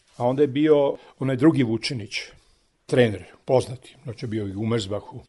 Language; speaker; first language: Serbian; native; Serbian